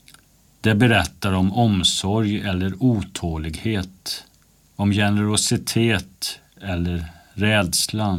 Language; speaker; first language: Swedish; native; Swedish